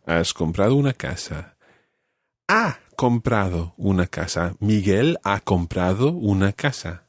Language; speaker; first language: Spanish; non-native, fluent; English